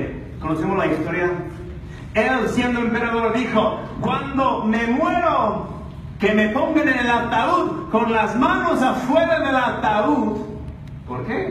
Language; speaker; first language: Spanish; non-native, fluent; English